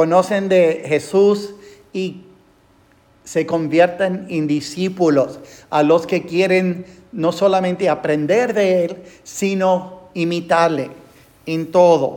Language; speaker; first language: Spanish; non-native, fluent; English